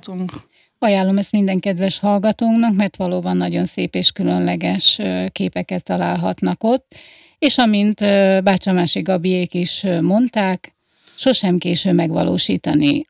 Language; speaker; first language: Hungarian; native; Hungarian